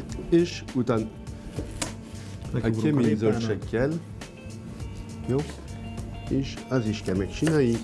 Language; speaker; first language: Hungarian; non-native, learner; French